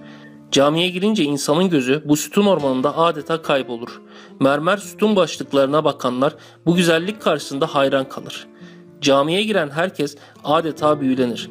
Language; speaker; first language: Turkish; native; Turkish